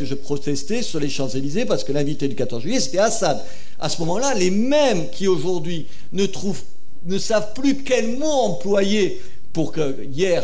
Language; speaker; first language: French; native; French